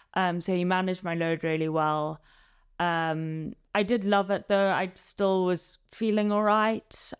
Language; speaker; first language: English; native; English